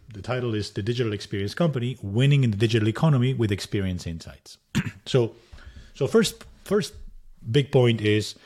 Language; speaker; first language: English; non-native, fluent; Spanish